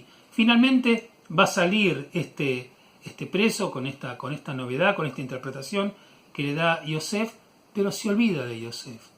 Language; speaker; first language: Spanish; native; Spanish